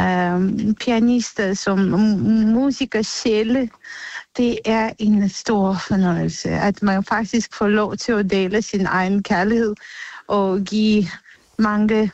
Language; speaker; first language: Danish; non-native, fluent; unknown